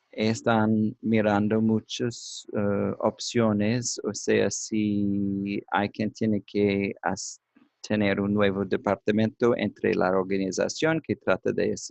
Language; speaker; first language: Spanish; non-native, learner; English